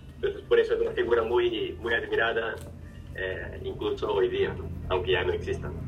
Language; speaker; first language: Spanish; non-native, fluent; Japanese